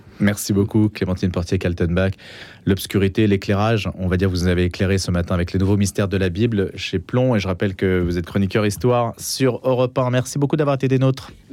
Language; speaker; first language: French; native; French